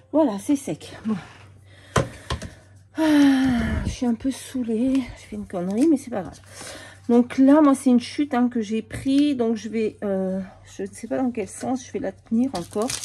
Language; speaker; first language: French; native; French